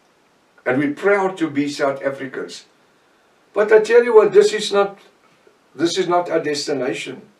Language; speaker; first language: English; non-native, local second language; Afrikaans